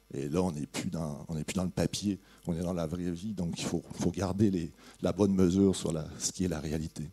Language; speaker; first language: French; native; French